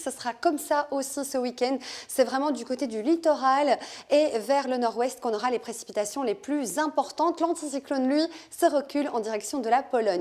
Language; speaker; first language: French; native; French